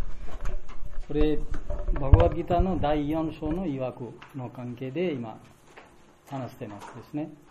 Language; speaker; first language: Japanese; non-native, fluent; Bangla